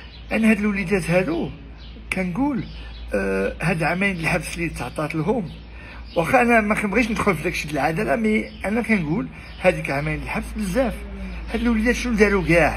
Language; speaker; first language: Arabic; native; Arabic